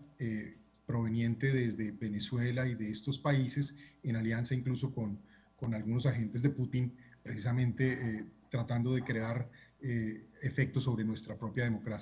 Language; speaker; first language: Spanish; native; Spanish